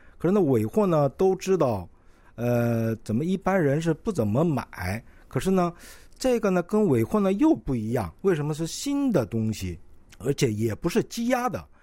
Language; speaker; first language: Chinese; non-native, local second language; Korean